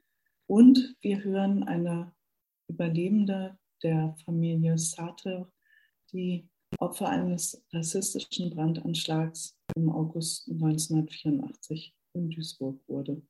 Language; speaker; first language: German; native; German